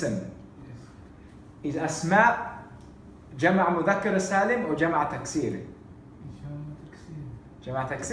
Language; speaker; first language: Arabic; non-native, fluent; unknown